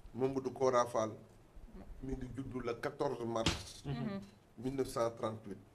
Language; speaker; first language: Wolof; native; Wolof